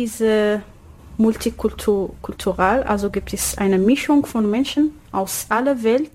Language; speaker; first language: German; non-native, learner; Arabic